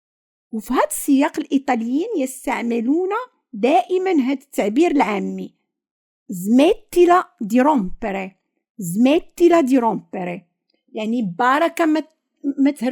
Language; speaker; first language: Arabic; native; Arabic